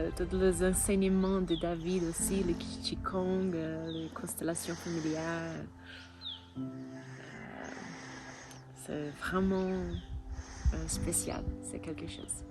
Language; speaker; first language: French; non-native, learner; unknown